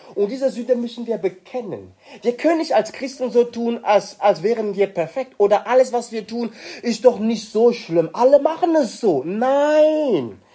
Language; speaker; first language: German; non-native, fluent; French